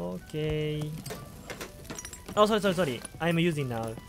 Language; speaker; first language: English; non-native, learner; Japanese